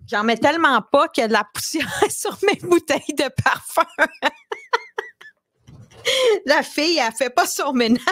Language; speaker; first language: French; native; French